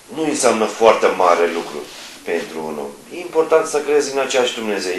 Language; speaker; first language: Romanian; non-native, fluent; Turkish